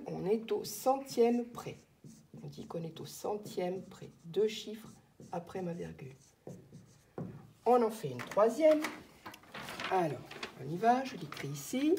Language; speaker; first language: French; native; French